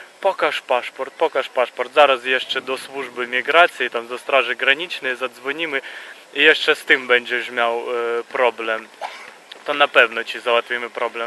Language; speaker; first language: Polish; non-native, fluent; Russian